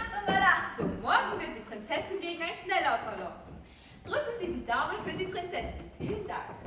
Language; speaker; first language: German; non-native, learner; Mongolian